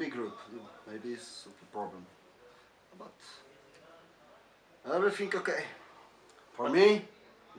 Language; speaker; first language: English; non-native, learner; Polish